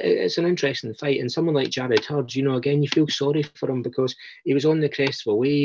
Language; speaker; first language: English; native; English